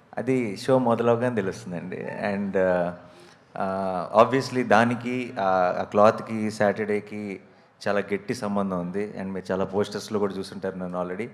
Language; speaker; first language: Telugu; native; Telugu